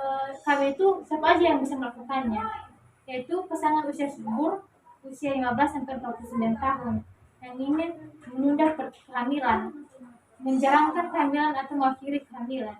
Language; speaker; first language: Indonesian; native; Indonesian